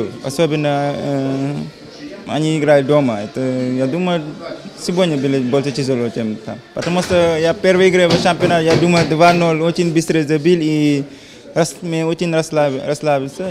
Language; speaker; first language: Russian; non-native, fluent; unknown